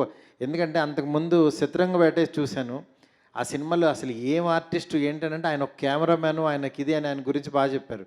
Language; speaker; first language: Telugu; native; Telugu